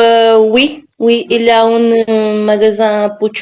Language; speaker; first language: French; non-native, learner; Portuguese